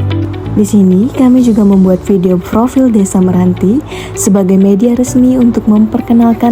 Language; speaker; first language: Indonesian; native; Indonesian